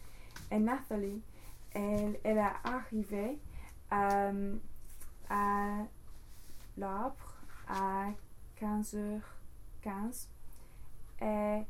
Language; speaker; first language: French; non-native, learner; English